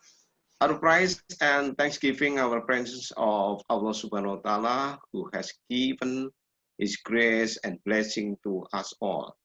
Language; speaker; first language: English; non-native, learner; Indonesian